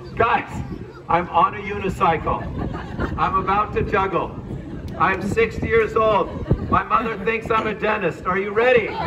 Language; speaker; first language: English; native; English